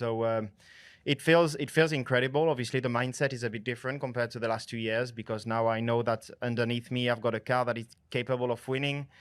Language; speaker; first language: English; non-native, fluent; French